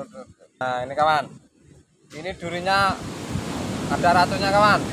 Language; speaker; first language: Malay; non-native, local second language; Javanese